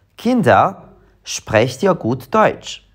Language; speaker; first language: German; non-native, fluent; Serbian